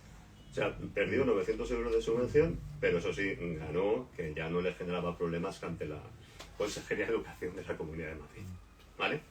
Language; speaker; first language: Spanish; native; Spanish